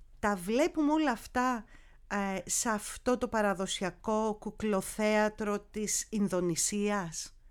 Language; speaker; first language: Greek; native; Greek